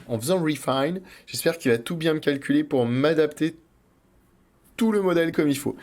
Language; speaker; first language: French; native; French